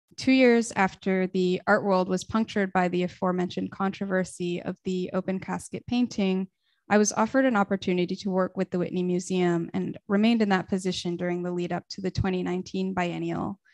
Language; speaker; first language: English; native; English